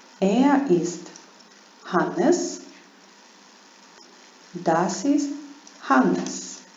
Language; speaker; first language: German; non-native, fluent; Ukrainian